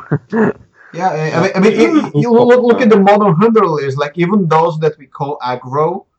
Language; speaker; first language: English; non-native, fluent; Bulgarian